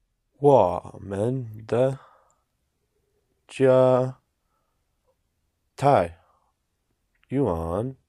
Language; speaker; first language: Chinese; non-native, learner; English